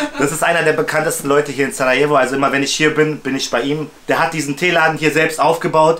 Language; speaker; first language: German; early bilingual, other home language; Bosnian